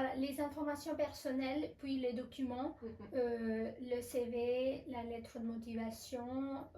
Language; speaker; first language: French; non-native, fluent; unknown